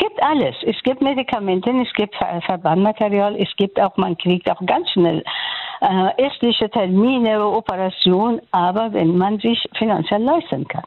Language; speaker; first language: German; non-native, fluent; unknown